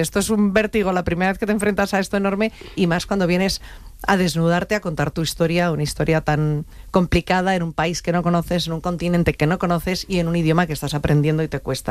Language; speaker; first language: Spanish; native; Spanish